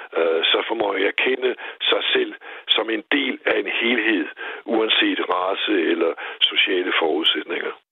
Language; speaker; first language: Danish; native; Danish